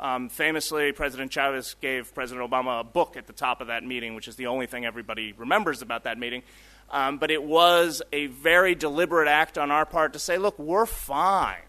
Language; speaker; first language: English; early bilingual, other home language; Spanish